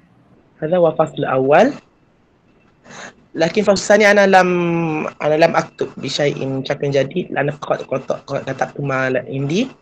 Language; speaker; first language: Arabic; non-native, fluent; Malay